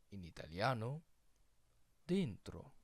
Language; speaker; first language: Italian; non-native, fluent; Filipino